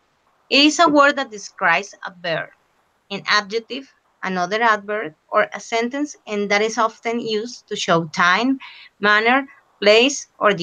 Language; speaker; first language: English; non-native, fluent; Spanish